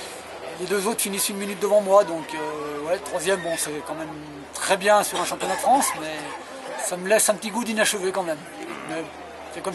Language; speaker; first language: French; native; French